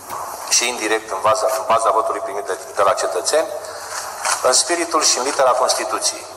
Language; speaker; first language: Romanian; native; Romanian